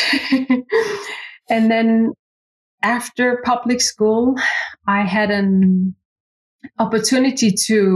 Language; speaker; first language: English; non-native, fluent; Kalaallisut